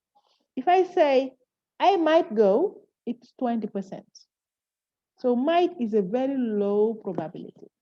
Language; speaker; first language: English; non-native, fluent; French